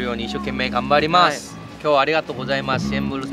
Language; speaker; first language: Japanese; non-native, learner; Korean